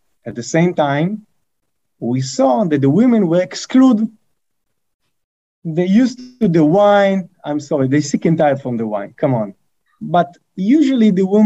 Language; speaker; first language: English; non-native, fluent; Hebrew